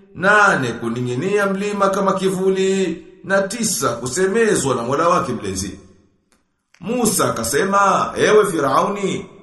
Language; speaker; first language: Swahili; native; Swahili